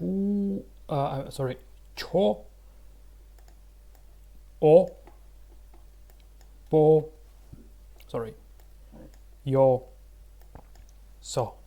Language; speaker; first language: Korean; non-native, learner; Russian